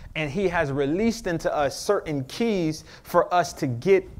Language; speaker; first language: English; native; English